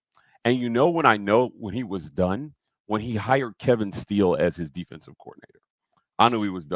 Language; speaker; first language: English; native; English